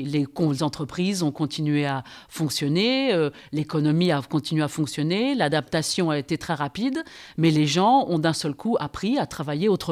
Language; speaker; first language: French; native; French